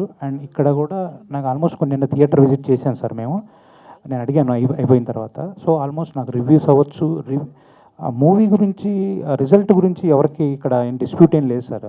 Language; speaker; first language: Telugu; native; Telugu